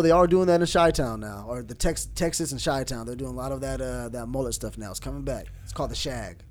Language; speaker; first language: English; native; English